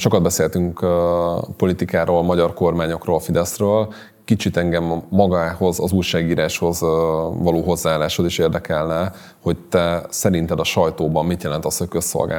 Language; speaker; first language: Hungarian; native; Hungarian